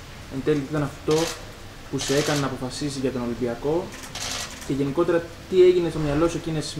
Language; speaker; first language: Greek; native; Greek